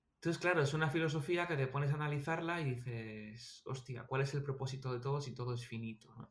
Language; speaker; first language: Spanish; native; Spanish